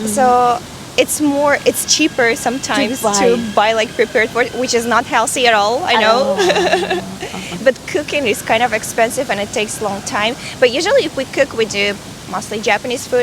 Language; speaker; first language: English; non-native, fluent; Russian